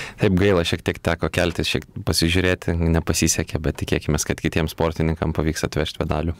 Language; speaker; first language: Lithuanian; native; Lithuanian